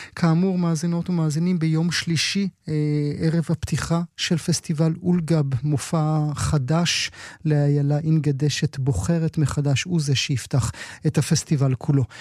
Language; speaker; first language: Hebrew; native; Hebrew